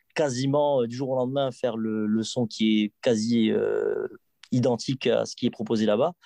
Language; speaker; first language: French; native; French